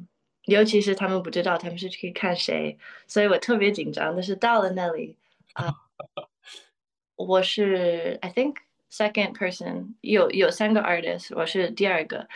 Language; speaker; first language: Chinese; early bilingual, other home language; English